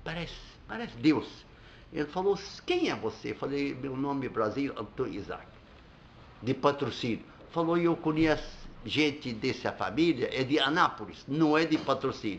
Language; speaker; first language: Portuguese; non-native, fluent; Arabic